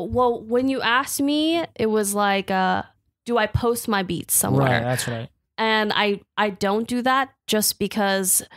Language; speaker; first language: English; native; English